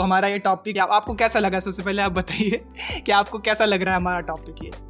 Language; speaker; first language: Hindi; native; Hindi